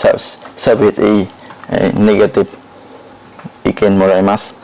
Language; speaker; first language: Japanese; non-native, learner; Thai